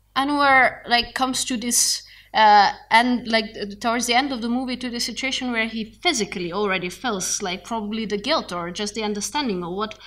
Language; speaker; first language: English; non-native, fluent; Macedonian